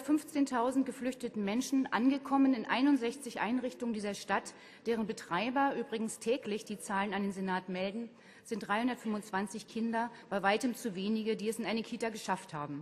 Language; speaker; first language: German; native; German